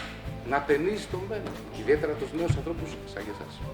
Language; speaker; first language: Greek; native; Greek